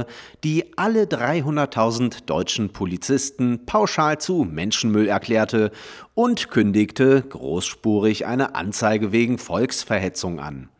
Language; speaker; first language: German; native; German